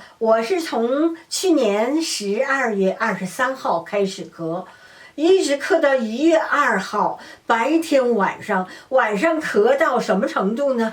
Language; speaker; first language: Chinese; native; Chinese